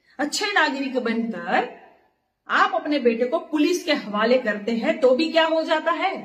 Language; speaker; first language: Hindi; native; Hindi